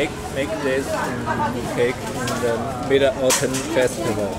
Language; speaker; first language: English; non-native, learner; Chinese